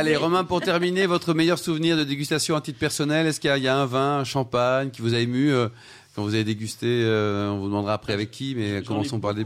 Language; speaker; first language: French; native; French